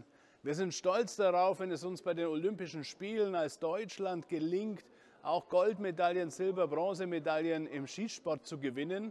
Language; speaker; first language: German; native; German